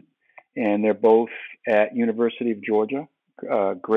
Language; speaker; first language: English; native; English